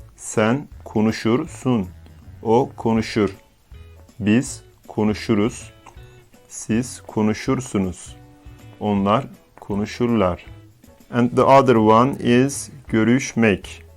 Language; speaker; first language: English; non-native, fluent; Turkish